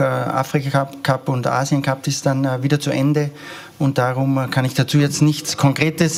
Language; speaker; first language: German; native; German